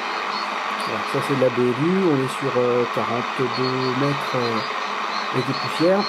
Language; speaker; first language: French; native; French